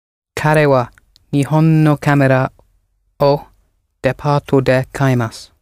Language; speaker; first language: Japanese; non-native, learner; English